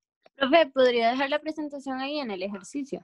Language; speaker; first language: Spanish; native; Spanish